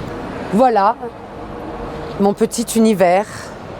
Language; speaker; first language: French; native; French